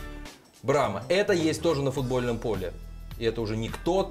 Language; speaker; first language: Russian; native; Russian